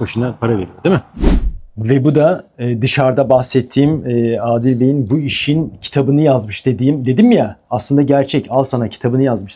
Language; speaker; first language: Turkish; native; Turkish